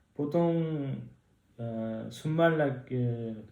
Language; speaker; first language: Korean; non-native, learner; Uzbek